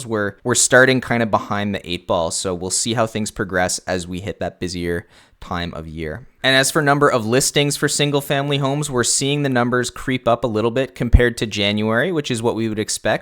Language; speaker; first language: English; native; English